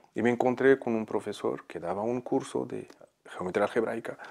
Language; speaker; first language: Spanish; non-native, fluent; Arabic